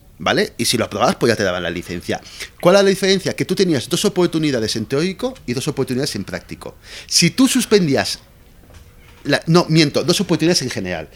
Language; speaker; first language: Spanish; native; Spanish